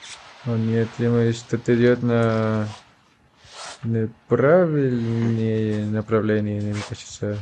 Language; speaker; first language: Russian; non-native, fluent; Spanish